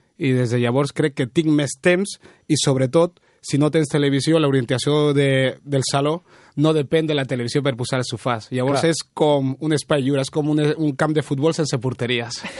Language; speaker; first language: Catalan; early bilingual, other home language; Spanish